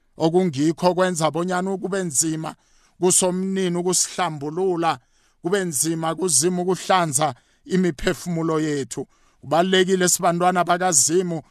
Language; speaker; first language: Zulu; non-native, local second language; South Ndebele